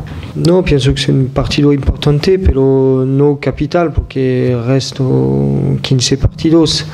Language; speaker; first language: Spanish; non-native, fluent; French